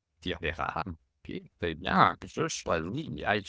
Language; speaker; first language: French; non-native, fluent; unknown